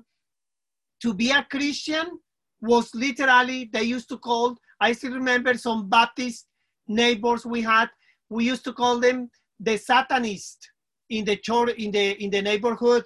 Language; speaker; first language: English; non-native, fluent; Spanish